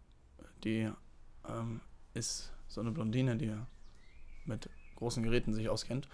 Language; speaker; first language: German; native; German